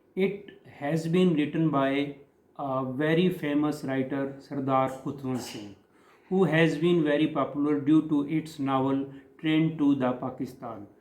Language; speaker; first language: English; non-native, local second language; Hindi